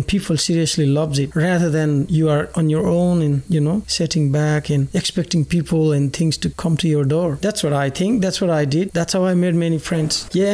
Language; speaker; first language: English; non-native, local second language; Nepali